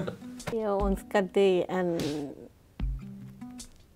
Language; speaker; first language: Swedish; non-native, fluent; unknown